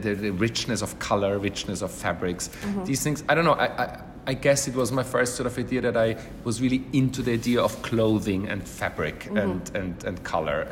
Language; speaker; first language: English; non-native, fluent; German